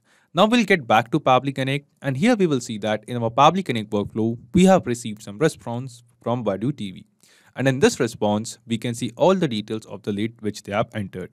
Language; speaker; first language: English; non-native, local second language; Hindi